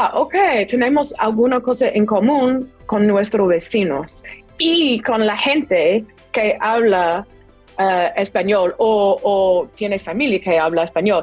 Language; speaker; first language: Spanish; non-native, fluent; English